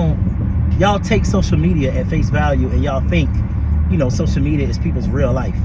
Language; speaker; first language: English; native; English